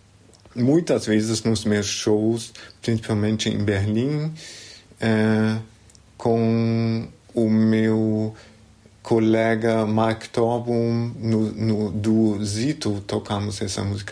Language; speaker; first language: Portuguese; non-native, fluent; German